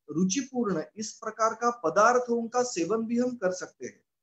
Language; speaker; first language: Hindi; non-native, local second language; Marathi